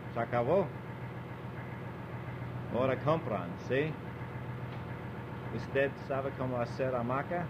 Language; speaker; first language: Spanish; non-native, learner; English